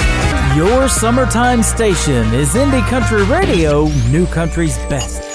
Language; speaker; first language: English; native; English